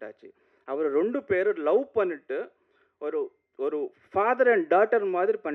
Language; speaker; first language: Tamil; non-native, learner; Telugu